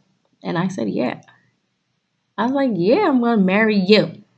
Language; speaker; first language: English; native; English